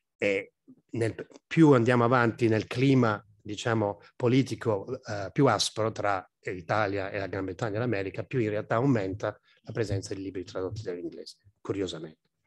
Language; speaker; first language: Italian; non-native, fluent; English